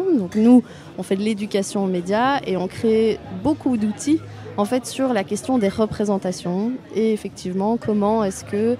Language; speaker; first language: French; native; French